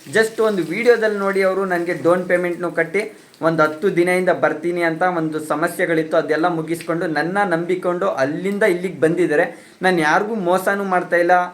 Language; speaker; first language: Kannada; native; Kannada